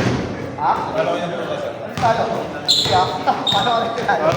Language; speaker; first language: Filipino; native; Filipino